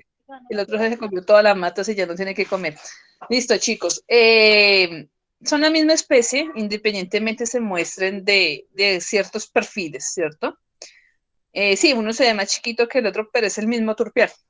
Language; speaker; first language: Spanish; native; Spanish